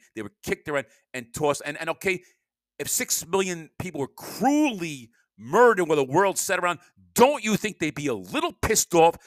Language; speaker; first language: English; native; English